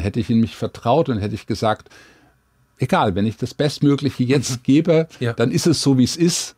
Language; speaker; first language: German; native; German